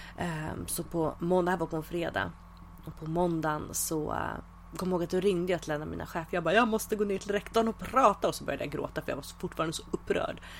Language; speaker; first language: Swedish; native; Swedish